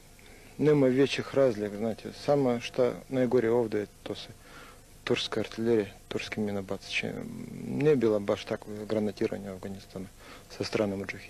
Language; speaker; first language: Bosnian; non-native, learner; Russian